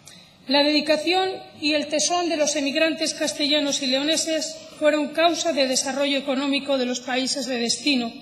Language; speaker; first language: Spanish; native; Spanish